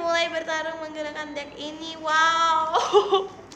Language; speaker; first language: Indonesian; native; Indonesian